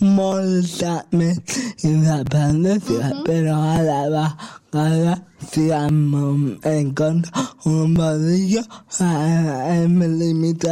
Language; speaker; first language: Catalan; non-native, local second language; Spanish